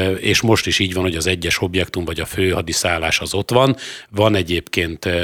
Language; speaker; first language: Hungarian; native; Hungarian